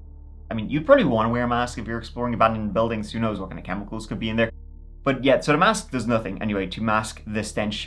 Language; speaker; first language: English; native; English